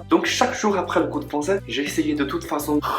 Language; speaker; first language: French; non-native, learner; Chinese